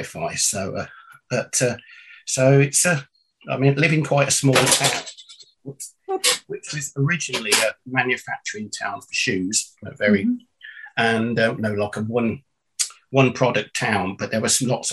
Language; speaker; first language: English; native; English